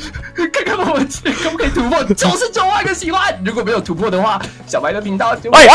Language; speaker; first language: Chinese; native; Chinese